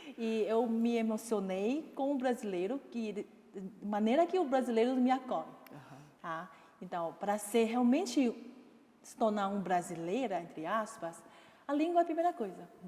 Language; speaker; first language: Portuguese; non-native, fluent; Chinese